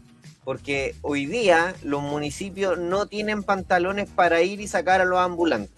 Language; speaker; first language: Spanish; native; Spanish